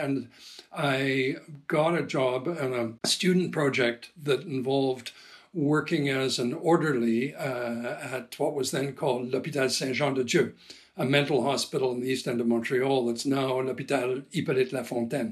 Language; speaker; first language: English; native; English